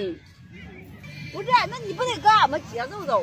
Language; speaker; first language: Chinese; native; Chinese